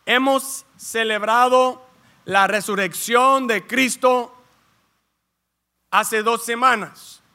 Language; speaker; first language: Spanish; early bilingual, heritage; Spanish